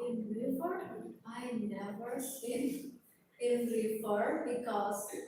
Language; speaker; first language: English; non-native, learner; Indonesian